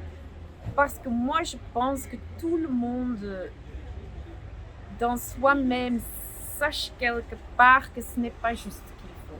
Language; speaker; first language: French; non-native, local second language; Dutch